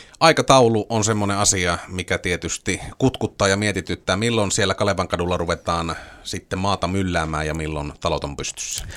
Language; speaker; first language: Finnish; native; Finnish